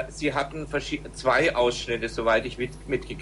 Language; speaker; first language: German; native; German